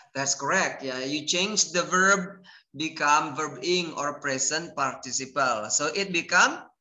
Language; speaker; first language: English; non-native, fluent; Indonesian